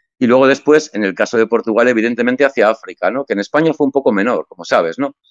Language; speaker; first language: Spanish; native; Spanish